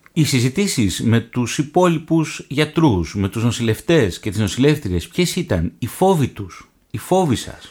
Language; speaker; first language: Greek; native; Greek